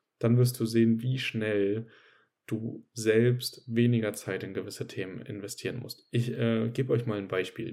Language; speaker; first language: German; native; German